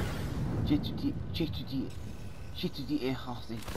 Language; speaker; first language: French; non-native, learner; Japanese